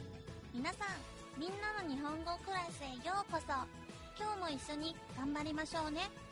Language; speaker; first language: Japanese; non-native, fluent; Chinese